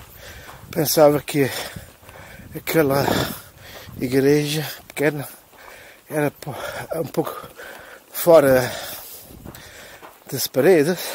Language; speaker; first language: Portuguese; non-native, learner; German